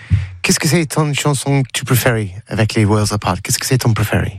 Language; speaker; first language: French; non-native, learner; English